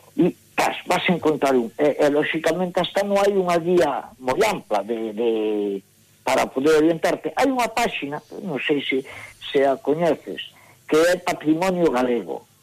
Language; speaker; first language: Galician; native; Galician